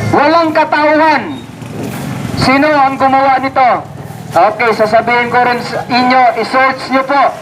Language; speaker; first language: Filipino; non-native, local second language; Cebuano